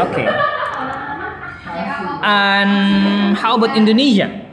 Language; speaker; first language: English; non-native, learner; Indonesian